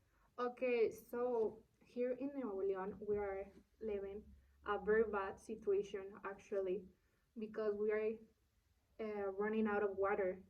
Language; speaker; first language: English; non-native, learner; Spanish